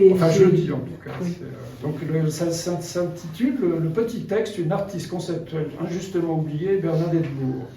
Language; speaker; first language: French; native; French